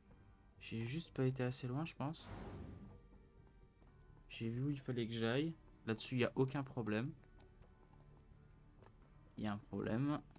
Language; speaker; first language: French; native; French